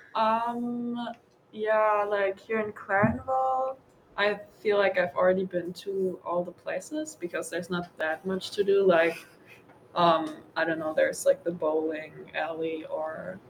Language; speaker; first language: English; non-native, fluent; German